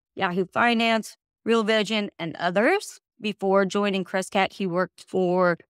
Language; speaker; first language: English; native; English